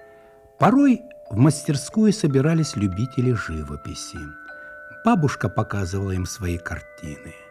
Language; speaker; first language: Russian; native; Russian